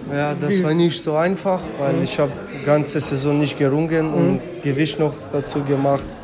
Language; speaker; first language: German; non-native, learner; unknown